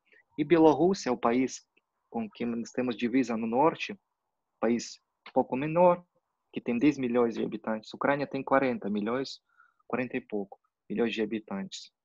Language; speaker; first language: Portuguese; non-native, fluent; Russian